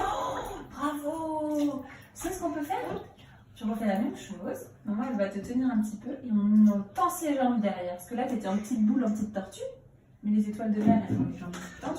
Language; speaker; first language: French; native; French